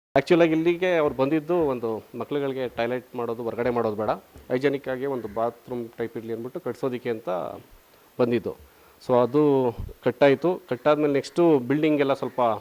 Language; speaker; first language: Kannada; native; Kannada